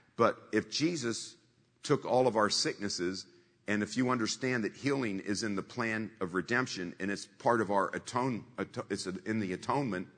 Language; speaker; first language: English; native; English